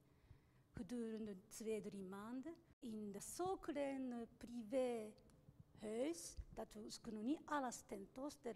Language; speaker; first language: Dutch; non-native, learner; Japanese